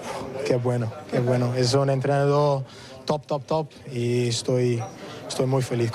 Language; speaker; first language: Spanish; non-native, learner; English